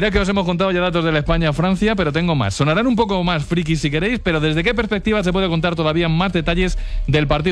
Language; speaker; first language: Spanish; native; Spanish